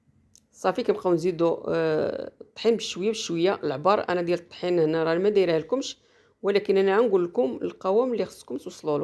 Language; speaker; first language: Arabic; native; Arabic